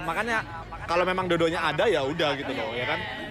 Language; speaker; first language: Indonesian; native; Indonesian